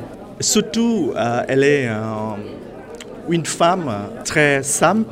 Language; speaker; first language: French; non-native, learner; Vietnamese